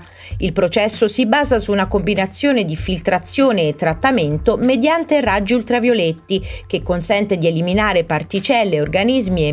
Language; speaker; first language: Italian; native; Italian